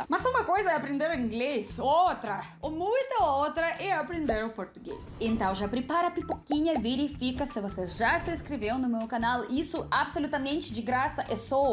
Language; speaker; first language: Portuguese; non-native, fluent; Russian